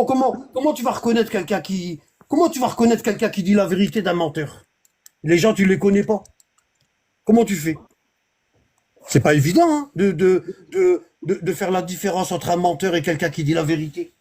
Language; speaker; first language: French; native; French